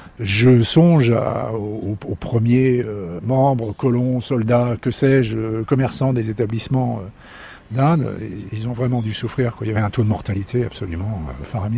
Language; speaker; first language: French; native; French